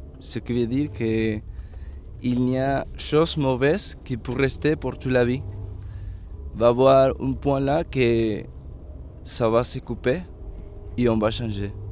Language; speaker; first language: French; non-native, fluent; Spanish